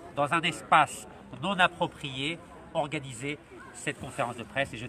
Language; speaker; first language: French; non-native, local second language; Arabic